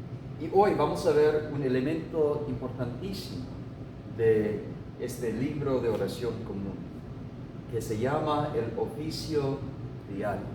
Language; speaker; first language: Spanish; non-native, fluent; English